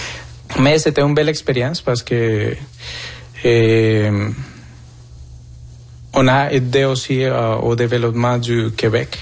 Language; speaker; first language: French; non-native, fluent; Spanish